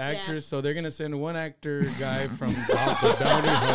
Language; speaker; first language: English; early bilingual, other home language; Spanish